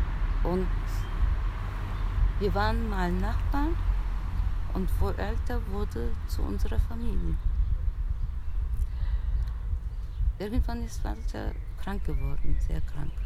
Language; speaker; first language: German; early bilingual, other home language; Turkish